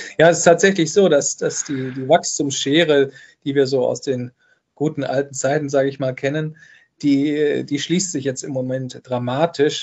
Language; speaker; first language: German; native; German